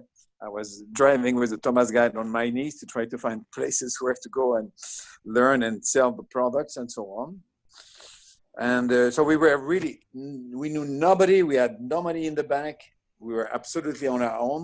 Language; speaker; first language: English; non-native, fluent; French